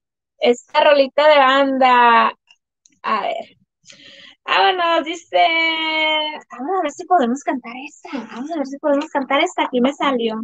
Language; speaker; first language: Spanish; native; Spanish